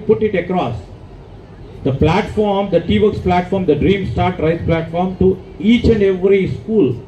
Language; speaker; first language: English; non-native, local second language; Telugu